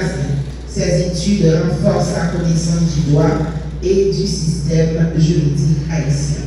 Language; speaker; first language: French; non-native, local second language; Haitian Creole